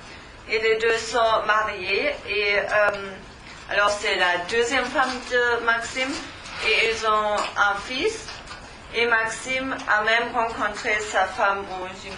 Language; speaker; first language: French; non-native, learner; German